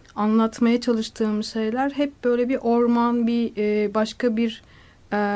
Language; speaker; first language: Turkish; native; Turkish